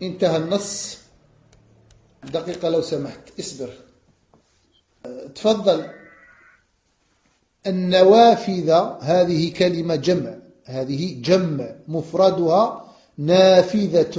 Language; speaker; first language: Arabic; non-native, fluent; French